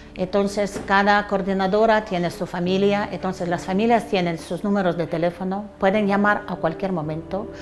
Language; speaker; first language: Spanish; non-native, fluent; Ukrainian